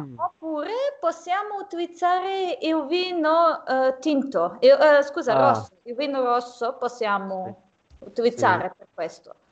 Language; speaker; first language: Italian; non-native, fluent; Serbian